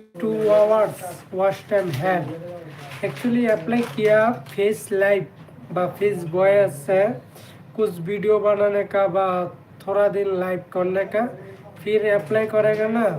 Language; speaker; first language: Hindi; non-native, learner; Bangla